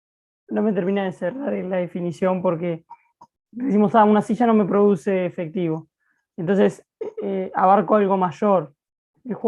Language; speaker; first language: Spanish; native; Spanish